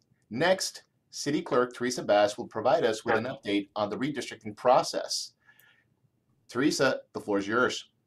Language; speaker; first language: English; native; English